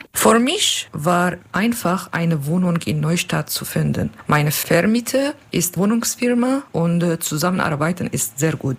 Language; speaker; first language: German; non-native, learner; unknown